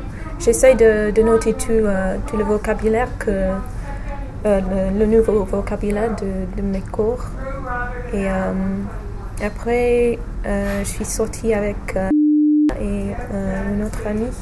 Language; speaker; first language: French; non-native, fluent; English